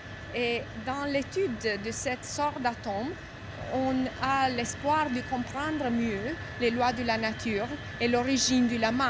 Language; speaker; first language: French; non-native, fluent; Romanian